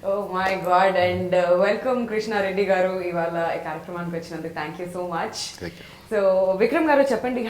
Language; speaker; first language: Telugu; native; Telugu